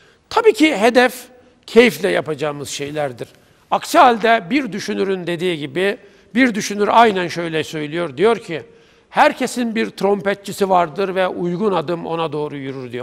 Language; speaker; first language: Turkish; native; Turkish